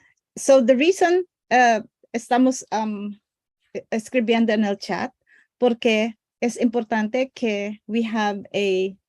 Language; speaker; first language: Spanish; non-native, learner; English